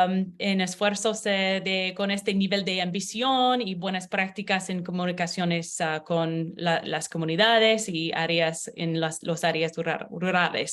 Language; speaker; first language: Spanish; non-native, learner; English